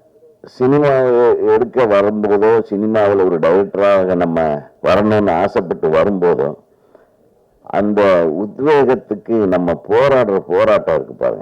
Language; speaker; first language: Tamil; native; Tamil